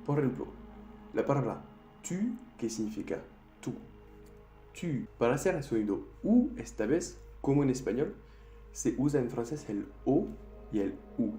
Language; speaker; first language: Spanish; non-native, fluent; French